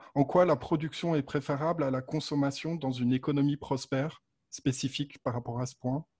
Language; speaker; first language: French; native; French